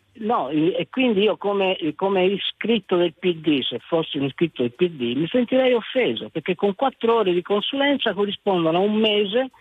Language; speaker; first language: Italian; native; Italian